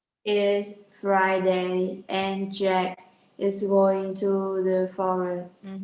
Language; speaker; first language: English; non-native, learner; Vietnamese